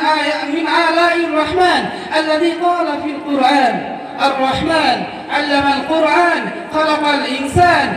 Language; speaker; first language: Arabic; non-native, learner; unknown